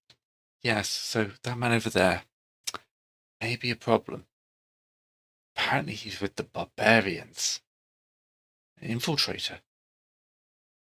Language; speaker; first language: English; native; English